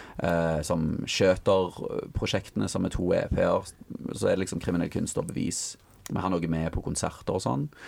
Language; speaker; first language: Norwegian; native; Norwegian